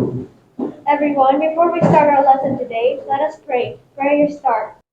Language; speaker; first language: English; non-native, learner; Indonesian